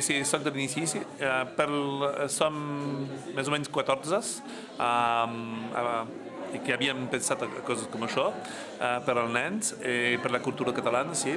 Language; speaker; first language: Catalan; non-native, local second language; French